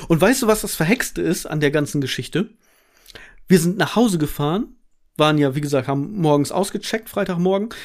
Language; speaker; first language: German; native; German